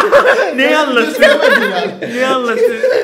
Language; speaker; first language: Turkish; early bilingual, heritage; Turkish